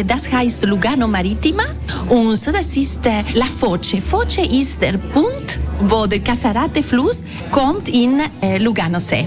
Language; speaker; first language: German; non-native, fluent; Italian